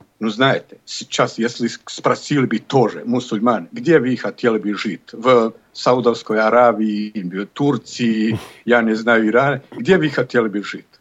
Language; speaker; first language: Russian; non-native, learner; Bosnian